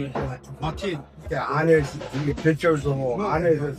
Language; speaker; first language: Korean; non-native, learner; Filipino